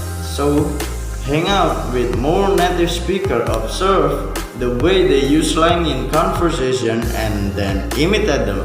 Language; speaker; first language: English; non-native, learner; Indonesian